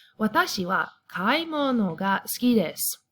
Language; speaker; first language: Japanese; non-native, fluent; English